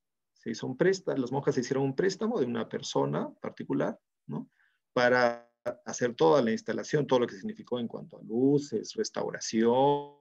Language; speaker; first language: Spanish; native; Spanish